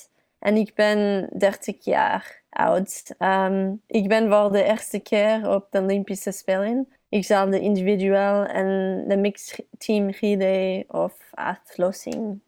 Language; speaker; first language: Dutch; early bilingual, heritage; English